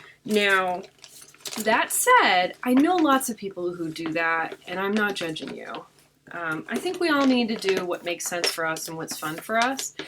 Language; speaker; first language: English; native; English